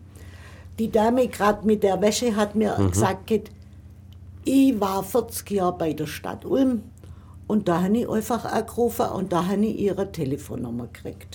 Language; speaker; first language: German; native; German